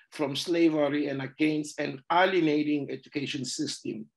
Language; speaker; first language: English; non-native, local second language; Zulu